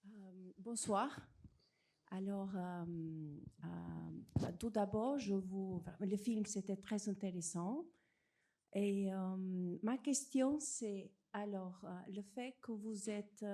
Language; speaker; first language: French; non-native, fluent; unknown